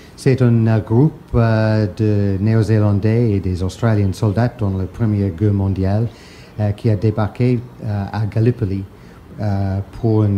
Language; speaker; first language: French; non-native, fluent; English